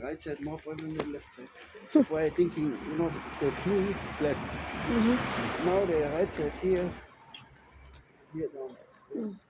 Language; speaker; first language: English; non-native, learner; German